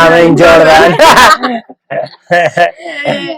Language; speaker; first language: English; non-native, learner; Spanish